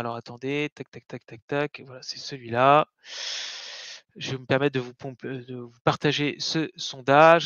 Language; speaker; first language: French; native; French